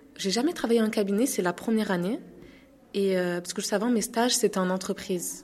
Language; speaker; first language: French; early bilingual, other home language; Arabic